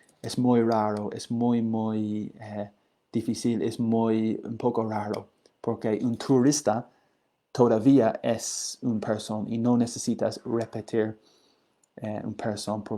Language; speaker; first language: Spanish; non-native, learner; English